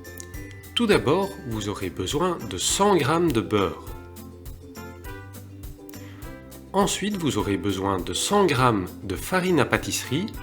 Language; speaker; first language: French; native; French